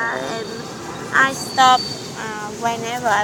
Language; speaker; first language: English; non-native, learner; Vietnamese